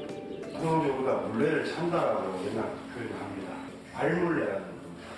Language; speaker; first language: Korean; native; Korean